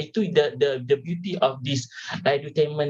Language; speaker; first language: English; non-native, local second language; Malay